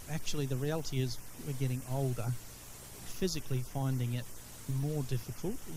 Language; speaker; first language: English; native; English